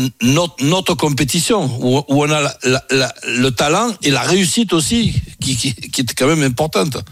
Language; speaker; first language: French; native; French